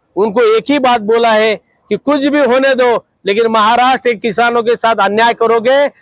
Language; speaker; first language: Hindi; non-native, local second language; Marathi